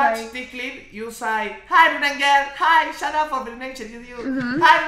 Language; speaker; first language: English; non-native, learner; Spanish